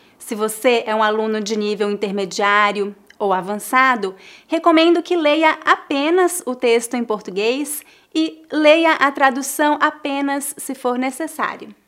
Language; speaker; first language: Portuguese; native; Portuguese